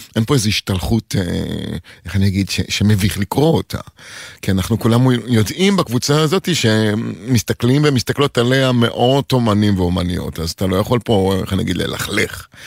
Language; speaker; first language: Hebrew; native; Hebrew